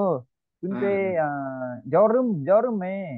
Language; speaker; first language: Korean; non-native, learner; Vietnamese